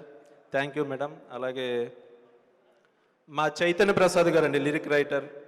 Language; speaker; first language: Telugu; native; Telugu